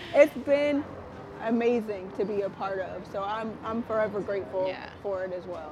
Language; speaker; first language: English; native; English